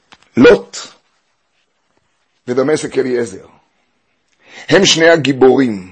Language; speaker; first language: Hebrew; native; Hebrew